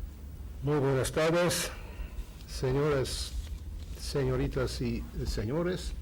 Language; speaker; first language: Spanish; non-native, fluent; Hungarian